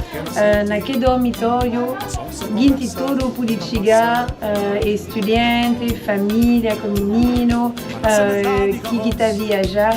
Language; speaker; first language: Portuguese; non-native, local second language; Upper Guinea Crioulo